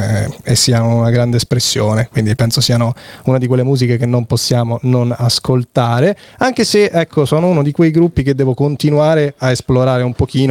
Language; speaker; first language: Italian; native; Italian